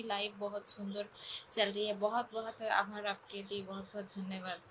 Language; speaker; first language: Hindi; non-native, fluent; Bangla